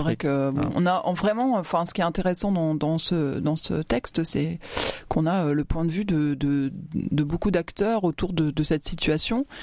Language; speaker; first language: French; native; French